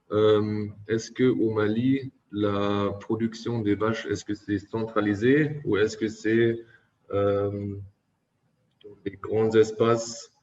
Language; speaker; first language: French; non-native, fluent; German